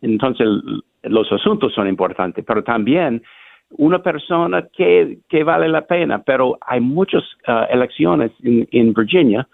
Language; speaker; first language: Spanish; non-native, fluent; English